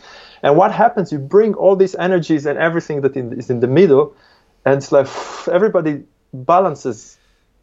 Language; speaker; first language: English; non-native, fluent; Hebrew